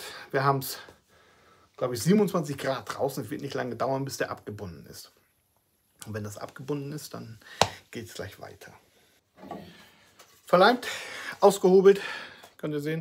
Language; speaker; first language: German; native; German